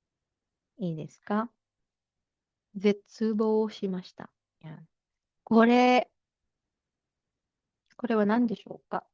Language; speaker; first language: Japanese; non-native, fluent; Filipino